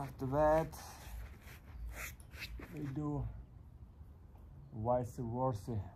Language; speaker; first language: English; non-native, learner; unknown